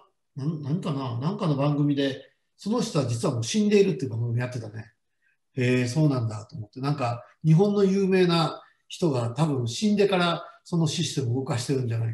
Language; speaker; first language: Japanese; native; Japanese